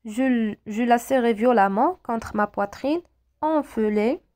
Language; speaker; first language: French; non-native, local second language; Arabic